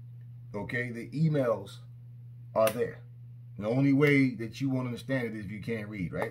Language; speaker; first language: English; native; English